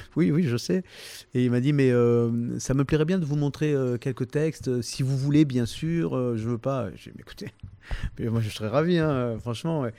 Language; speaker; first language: French; native; French